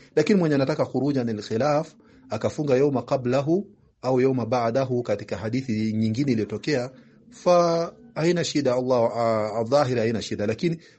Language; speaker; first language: Swahili; native; Swahili